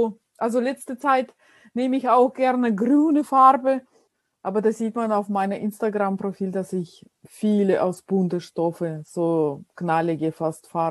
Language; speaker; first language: German; non-native, fluent; Russian